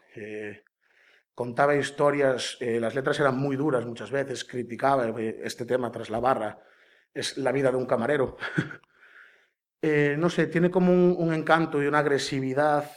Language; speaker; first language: Spanish; native; Spanish